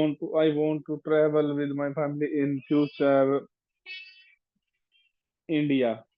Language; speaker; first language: English; non-native, learner; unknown